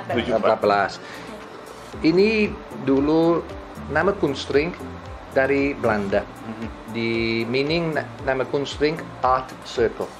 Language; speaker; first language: Indonesian; non-native, learner; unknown